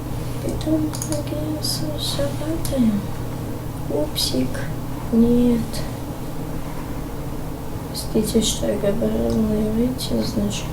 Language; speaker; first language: Russian; early bilingual, heritage; Russian